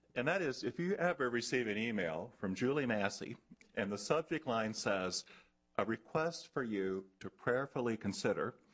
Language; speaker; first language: English; native; English